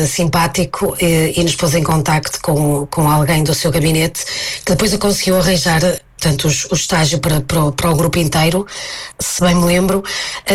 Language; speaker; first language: Portuguese; native; Portuguese